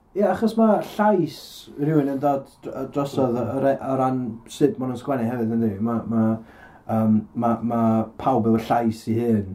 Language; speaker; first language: Welsh; native; Welsh